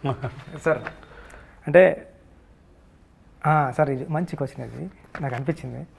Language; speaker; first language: Telugu; native; Telugu